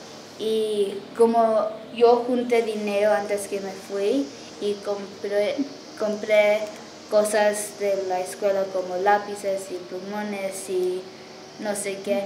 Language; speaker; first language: Spanish; early bilingual, heritage; English